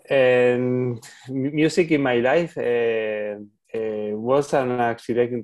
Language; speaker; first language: English; non-native, learner; Spanish